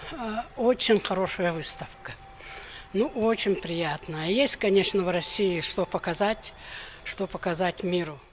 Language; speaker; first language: Russian; non-native, local second language; Yakut